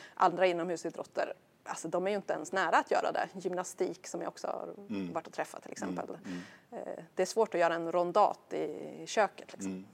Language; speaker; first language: Swedish; native; Swedish